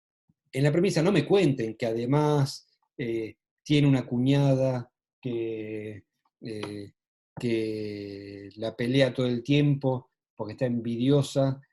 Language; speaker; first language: Spanish; native; Spanish